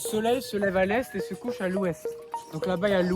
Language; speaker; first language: French; native; French